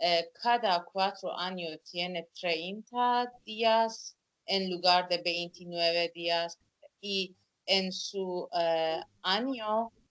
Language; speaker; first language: Spanish; non-native, fluent; Persian